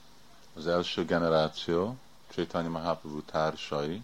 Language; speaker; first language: Hungarian; early bilingual, heritage; Hungarian